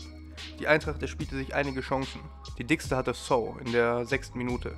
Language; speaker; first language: German; native; German